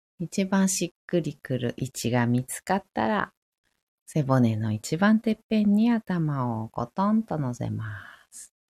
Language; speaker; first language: Japanese; native; Japanese